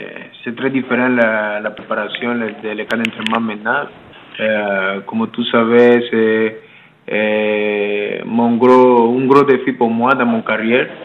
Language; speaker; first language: French; non-native, learner; Spanish